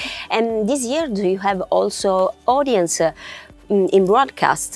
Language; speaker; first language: English; non-native, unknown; Italian